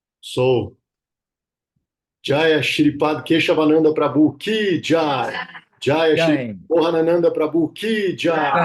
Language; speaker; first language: English; non-native, fluent; Portuguese